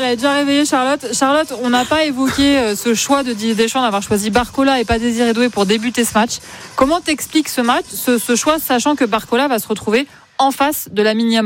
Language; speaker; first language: French; native; French